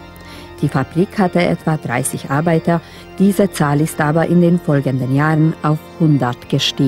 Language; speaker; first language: German; native; German